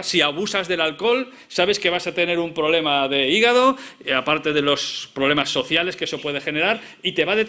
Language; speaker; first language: Spanish; native; Spanish